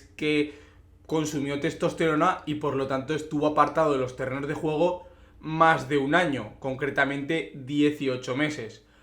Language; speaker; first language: Spanish; native; Spanish